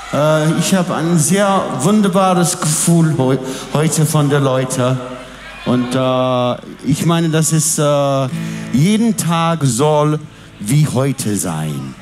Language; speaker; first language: German; non-native, learner; English